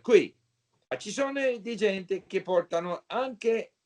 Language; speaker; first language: Italian; non-native, learner; English